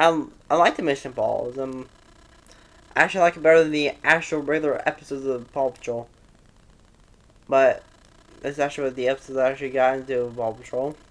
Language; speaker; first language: English; native; English